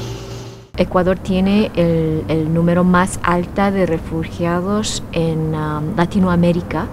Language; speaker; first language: Spanish; non-native, fluent; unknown